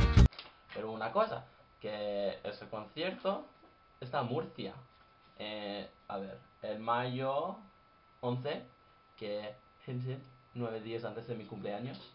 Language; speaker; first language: Spanish; non-native, fluent; English